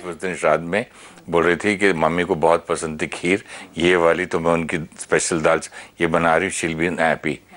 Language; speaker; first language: Hindi; native; Hindi